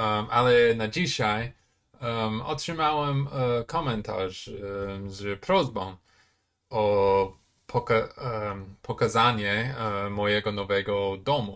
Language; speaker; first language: Polish; non-native, fluent; English